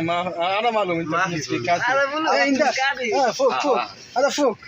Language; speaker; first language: Arabic; non-native, learner; Bangla